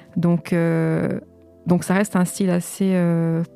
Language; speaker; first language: French; early bilingual, other home language; Portuguese